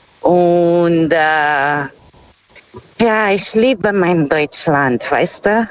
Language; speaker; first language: German; non-native, learner; Portuguese